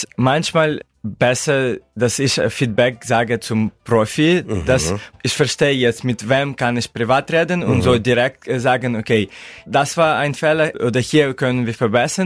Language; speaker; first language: German; non-native, learner; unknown